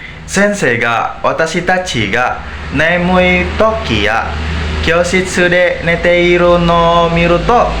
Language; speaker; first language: Japanese; non-native, learner; Indonesian